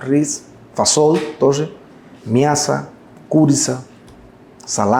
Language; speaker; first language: Russian; non-native, learner; Spanish